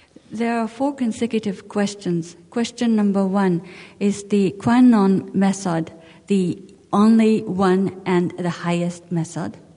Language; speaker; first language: English; non-native, fluent; Japanese